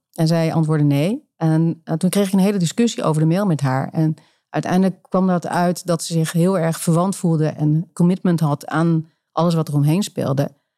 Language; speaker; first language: Dutch; native; Dutch